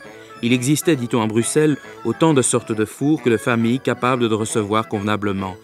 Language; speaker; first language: French; native; French